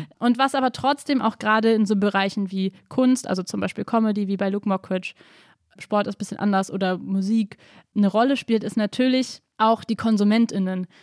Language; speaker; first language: German; native; German